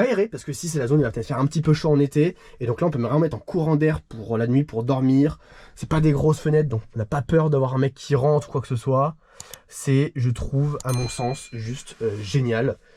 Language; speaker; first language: French; native; French